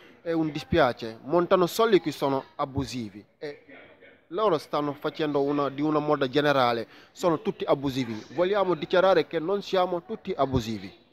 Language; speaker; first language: Italian; non-native, fluent; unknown